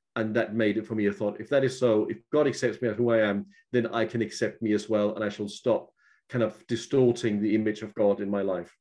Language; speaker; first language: English; non-native, fluent; Danish